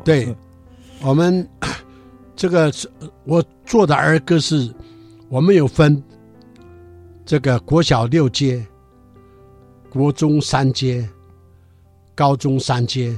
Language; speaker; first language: Chinese; non-native, local second language; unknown